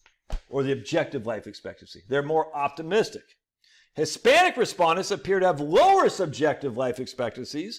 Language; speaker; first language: English; native; English